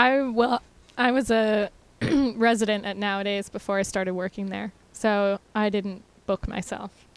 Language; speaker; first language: English; native; English